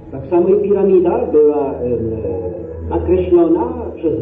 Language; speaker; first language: Polish; native; Polish